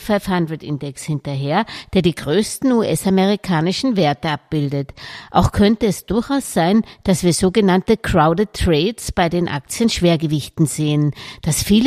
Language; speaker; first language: German; native; German